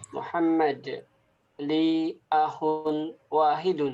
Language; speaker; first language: Arabic; non-native, fluent; Indonesian